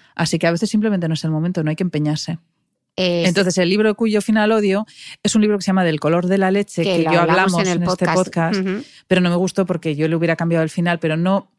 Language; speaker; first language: Spanish; native; Spanish